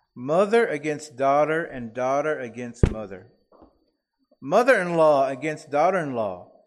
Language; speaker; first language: English; native; English